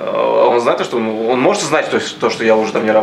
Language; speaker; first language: Russian; native; Russian